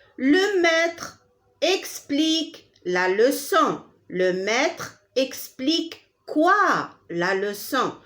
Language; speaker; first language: French; non-native, local second language; Arabic